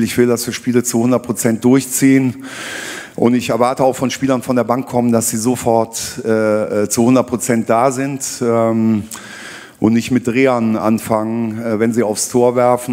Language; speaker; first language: German; native; German